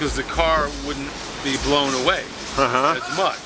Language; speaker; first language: English; native; English